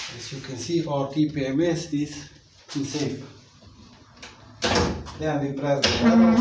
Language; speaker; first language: English; non-native, learner; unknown